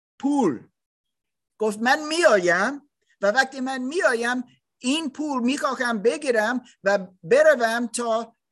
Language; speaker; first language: Persian; non-native, learner; German